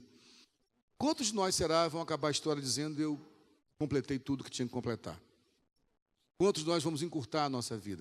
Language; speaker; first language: Portuguese; native; Portuguese